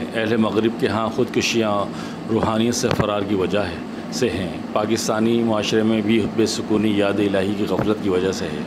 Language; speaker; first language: Urdu; native; Urdu